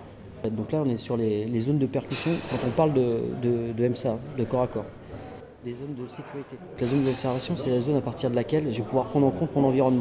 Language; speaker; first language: French; native; French